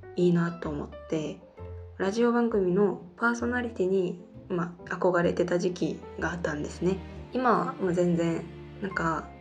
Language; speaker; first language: Japanese; non-native, fluent; Korean